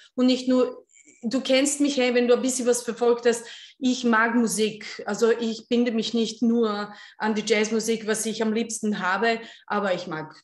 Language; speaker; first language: German; non-native, fluent; Serbian